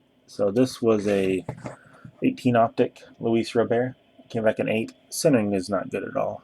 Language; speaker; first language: English; native; English